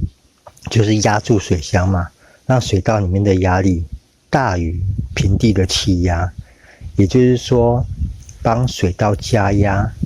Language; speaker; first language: Chinese; native; Chinese